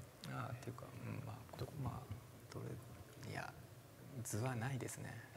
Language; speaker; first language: Japanese; native; Japanese